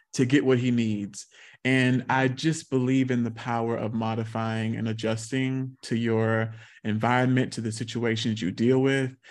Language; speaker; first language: English; native; English